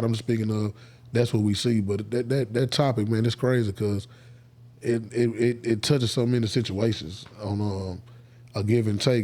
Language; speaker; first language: English; native; English